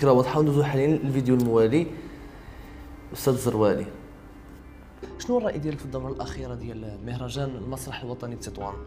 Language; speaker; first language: Arabic; native; Arabic